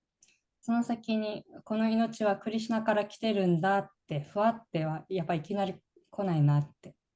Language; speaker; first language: Japanese; native; Japanese